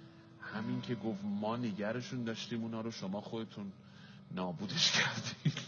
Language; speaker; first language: Persian; native; Persian